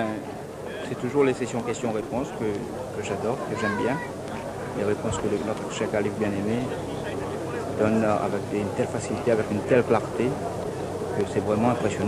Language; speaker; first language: French; non-native, local second language; Morisyen